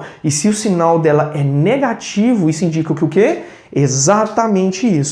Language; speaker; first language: Portuguese; native; Portuguese